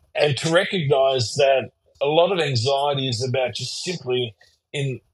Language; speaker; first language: English; early bilingual, other home language; German